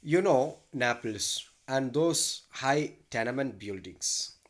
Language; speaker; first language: English; non-native, local second language; Malayalam